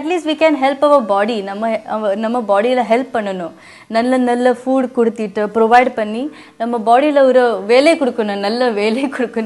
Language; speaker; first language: Tamil; non-native, learner; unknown